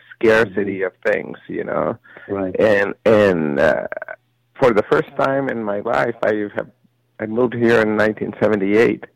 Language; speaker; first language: English; early bilingual, other home language; Spanish